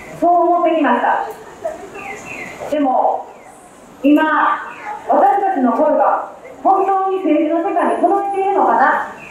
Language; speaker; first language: Japanese; native; Japanese